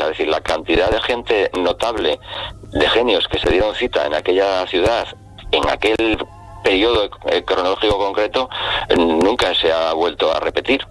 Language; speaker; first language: Spanish; native; Spanish